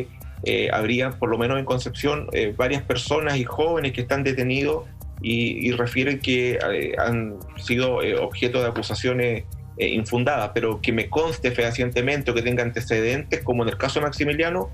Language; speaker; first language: Spanish; native; Spanish